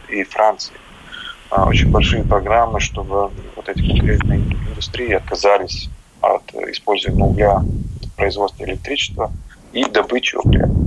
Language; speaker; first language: Russian; non-native, local second language; Latvian